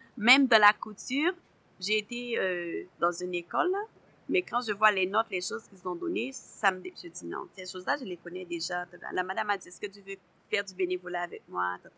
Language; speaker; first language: French; non-native, local second language; Haitian Creole